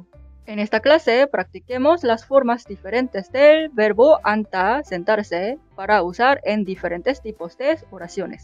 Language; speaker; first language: Spanish; non-native, fluent; Korean